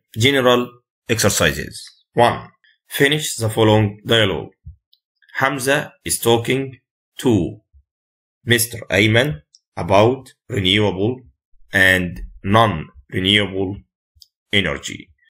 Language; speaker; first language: English; non-native, fluent; Arabic